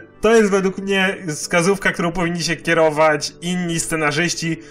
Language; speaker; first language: Polish; native; Polish